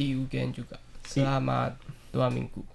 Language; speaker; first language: Indonesian; non-native, learner; Chinese